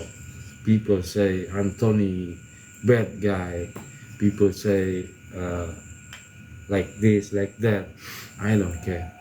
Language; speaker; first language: English; non-native, learner; Indonesian